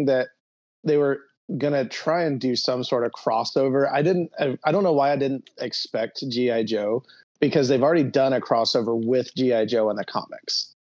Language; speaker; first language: English; native; English